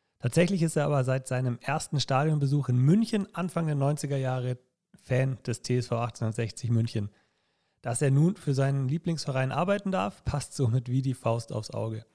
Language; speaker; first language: German; native; German